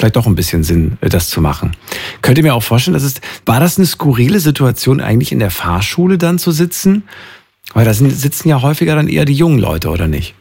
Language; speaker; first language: German; native; German